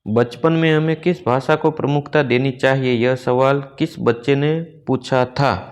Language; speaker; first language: Hindi; non-native, local second language; Gujarati